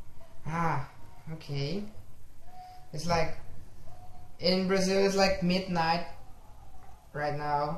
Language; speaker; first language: English; non-native, fluent; Portuguese